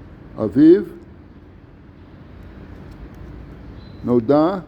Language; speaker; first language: Hebrew; non-native, fluent; English